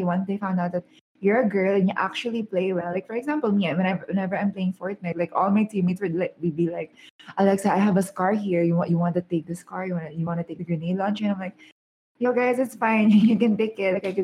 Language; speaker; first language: English; non-native, local second language; Filipino